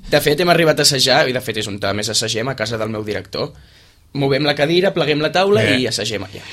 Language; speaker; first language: Catalan; native; Catalan